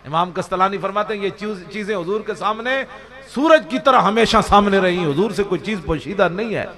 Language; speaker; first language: Urdu; non-native, local second language; Punjabi